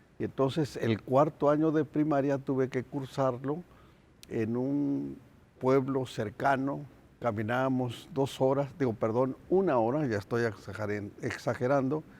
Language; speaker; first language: Spanish; non-native, local second language; Nahuatl languages